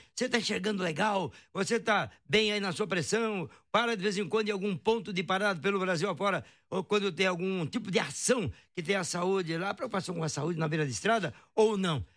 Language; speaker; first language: Portuguese; native; Portuguese